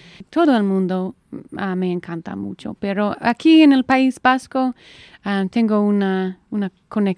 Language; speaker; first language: Spanish; non-native, learner; English